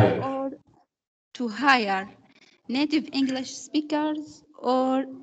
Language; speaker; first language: English; non-native, learner; Arabic